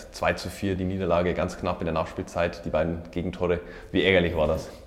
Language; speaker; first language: German; native; German